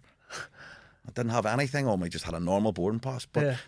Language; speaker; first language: English; native; English